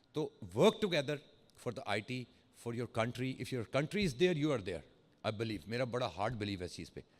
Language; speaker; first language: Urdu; early bilingual, heritage; Urdu